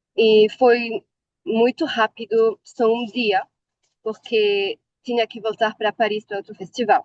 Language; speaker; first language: Portuguese; non-native, learner; Arabic